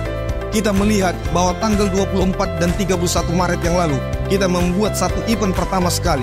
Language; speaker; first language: Indonesian; native; Indonesian